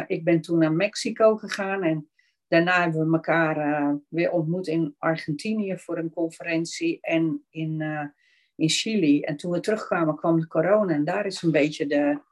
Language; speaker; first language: Dutch; native; Dutch